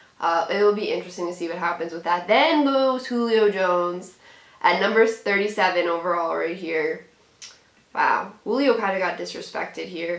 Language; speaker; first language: English; native; English